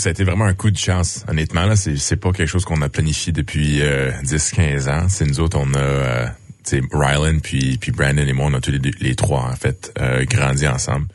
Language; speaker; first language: French; native; French